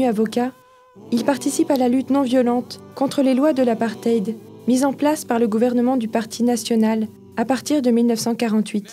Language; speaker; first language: French; native; French